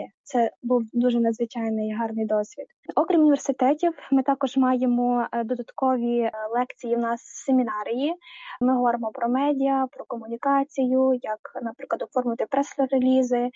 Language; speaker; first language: Ukrainian; native; Ukrainian